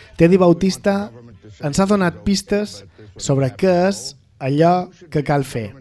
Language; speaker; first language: Catalan; native; Catalan